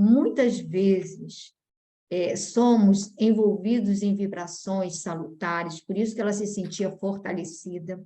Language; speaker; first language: Portuguese; native; Portuguese